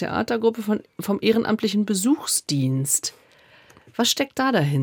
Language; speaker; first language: German; native; German